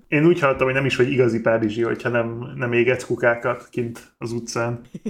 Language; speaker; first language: Hungarian; non-native, fluent; English